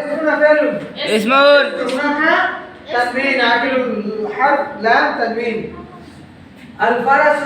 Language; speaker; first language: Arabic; non-native, fluent; Bangla